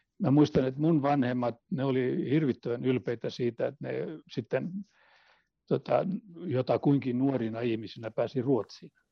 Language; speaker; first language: Finnish; non-native, local second language; Swedish